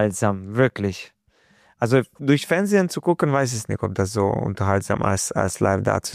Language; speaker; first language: German; non-native, fluent; Hungarian